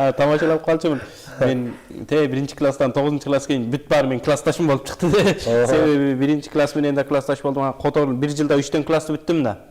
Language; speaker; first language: Kyrgyz; early bilingual, heritage; Kyrgyz